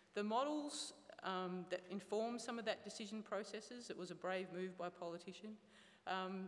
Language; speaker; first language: English; native; English